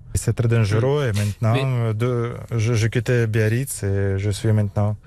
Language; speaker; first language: French; non-native, learner; Russian